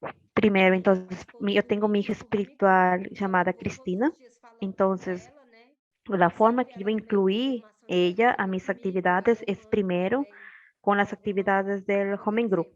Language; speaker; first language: Spanish; non-native, learner; Portuguese